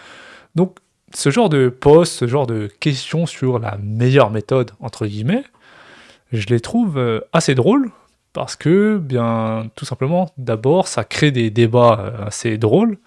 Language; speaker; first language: French; native; French